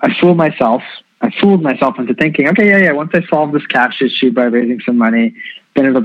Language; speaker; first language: English; native; English